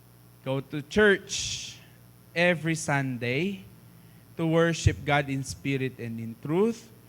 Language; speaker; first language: English; non-native, fluent; Filipino